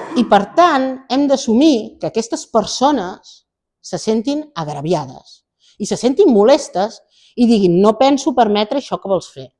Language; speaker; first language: Catalan; native; Catalan